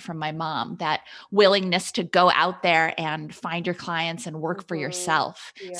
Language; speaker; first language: English; native; English